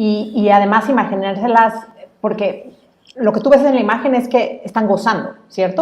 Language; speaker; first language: Spanish; native; Spanish